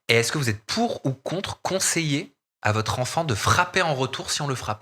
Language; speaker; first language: French; native; French